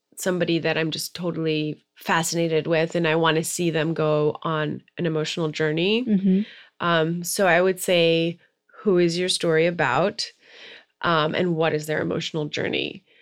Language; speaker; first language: English; native; English